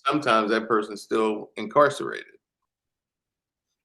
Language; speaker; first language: English; native; English